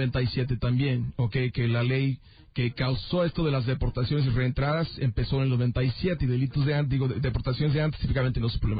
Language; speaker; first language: Spanish; native; Spanish